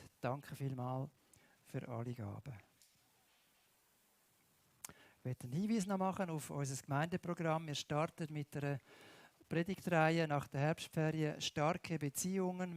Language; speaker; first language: German; native; German